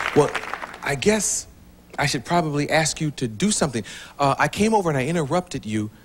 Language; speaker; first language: English; native; English